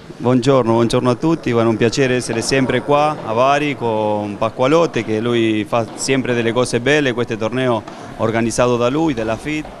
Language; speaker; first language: Italian; non-native, fluent; Spanish